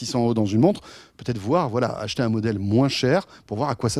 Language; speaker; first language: French; native; French